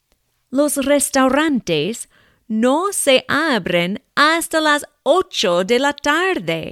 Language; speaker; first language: Spanish; non-native, fluent; English